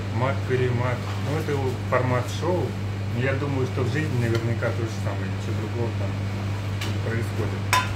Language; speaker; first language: Russian; native; Russian